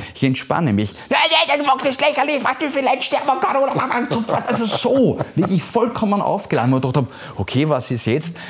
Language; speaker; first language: German; native; German